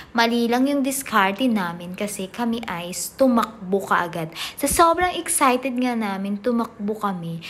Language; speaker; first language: Filipino; native; Filipino